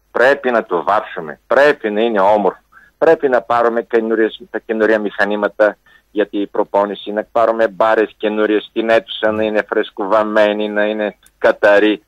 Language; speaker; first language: Greek; non-native, fluent; Bulgarian